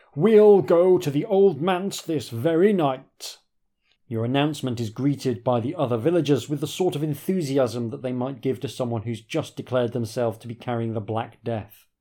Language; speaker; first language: English; native; English